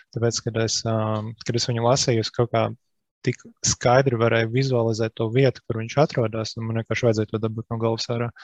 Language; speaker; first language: Latvian; native; Latvian